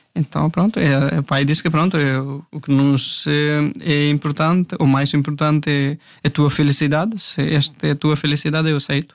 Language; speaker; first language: Portuguese; non-native, fluent; Hindi